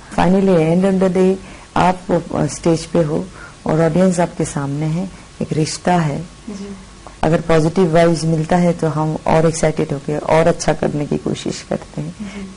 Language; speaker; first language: Hindi; non-native, local second language; Bangla